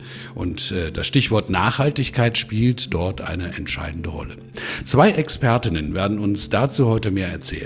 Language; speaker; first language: German; native; German